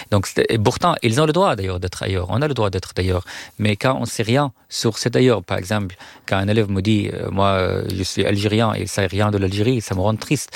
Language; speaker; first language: French; non-native, fluent; Arabic